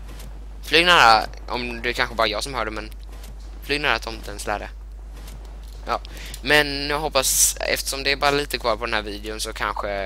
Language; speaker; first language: Swedish; native; Swedish